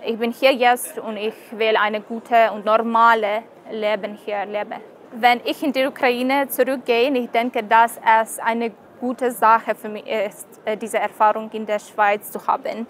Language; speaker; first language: German; non-native, learner; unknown